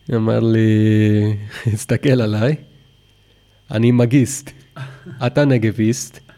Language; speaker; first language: Hebrew; non-native, fluent; Spanish